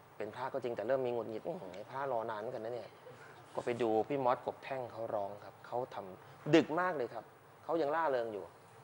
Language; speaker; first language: Thai; native; Thai